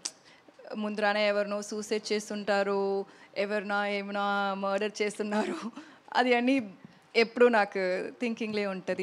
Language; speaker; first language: Telugu; non-native, learner; Tamil